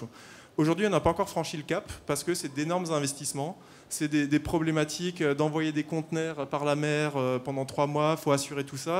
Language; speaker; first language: French; native; French